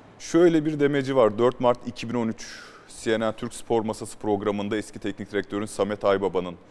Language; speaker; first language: Turkish; native; Turkish